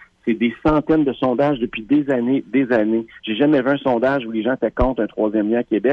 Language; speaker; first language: French; native; French